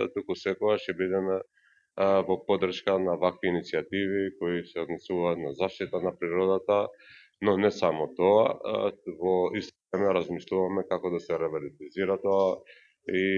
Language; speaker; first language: Macedonian; non-native, local second language; Albanian